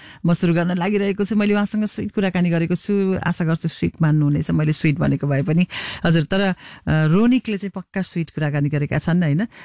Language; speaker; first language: Nepali; native; Nepali